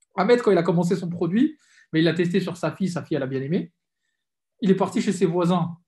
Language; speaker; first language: French; native; French